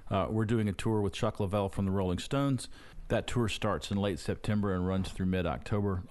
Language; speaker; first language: English; native; English